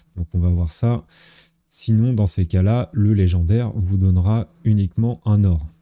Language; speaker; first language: French; native; French